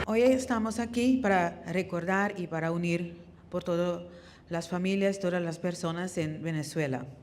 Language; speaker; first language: Spanish; non-native, fluent; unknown